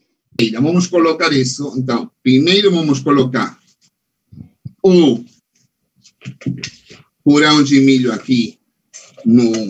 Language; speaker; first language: Portuguese; non-native, fluent; Spanish